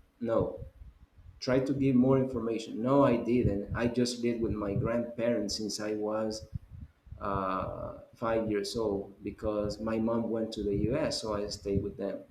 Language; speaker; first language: English; non-native, fluent; Spanish